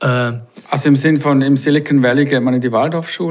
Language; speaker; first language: German; native; German